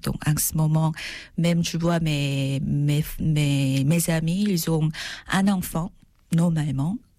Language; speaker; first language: French; non-native, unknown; Korean